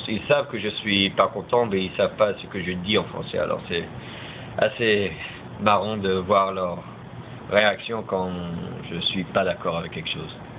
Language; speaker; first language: French; early bilingual, heritage; French